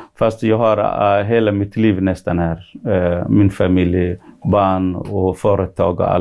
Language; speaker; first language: Swedish; non-native, fluent; Somali